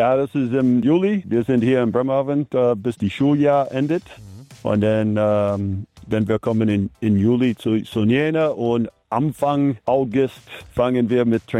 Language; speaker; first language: German; non-native, fluent; English